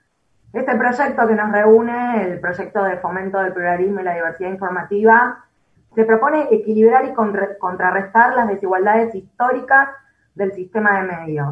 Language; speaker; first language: Spanish; native; Spanish